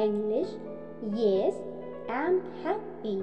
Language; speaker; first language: English; non-native, local second language; Khasi